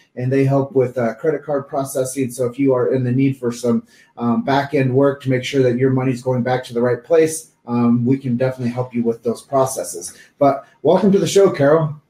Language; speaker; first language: English; native; English